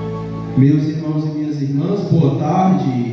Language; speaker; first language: Portuguese; native; Portuguese